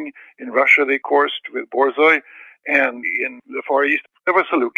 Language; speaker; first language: English; non-native, fluent; Swedish